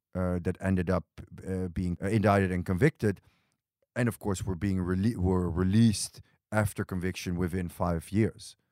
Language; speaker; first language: English; non-native, fluent; Dutch